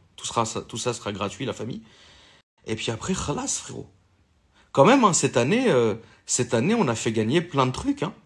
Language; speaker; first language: French; native; French